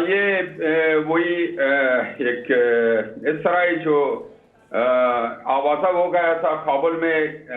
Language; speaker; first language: Hindi; non-native, learner; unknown